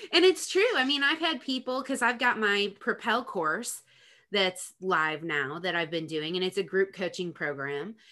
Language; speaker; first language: English; native; English